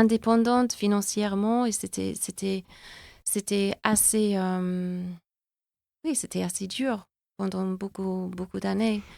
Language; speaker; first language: French; non-native, fluent; English